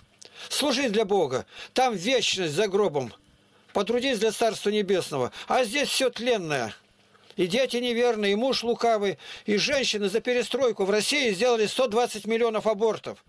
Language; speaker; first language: Russian; native; Russian